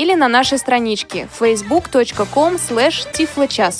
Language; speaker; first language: Russian; native; Russian